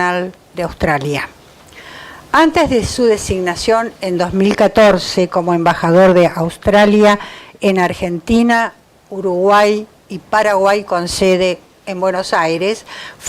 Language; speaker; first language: Spanish; native; Spanish